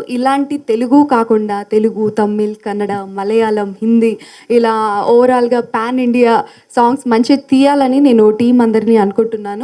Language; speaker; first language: Telugu; non-native, fluent; Tamil